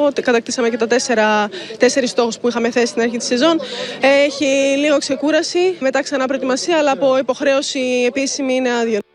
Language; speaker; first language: Greek; native; Greek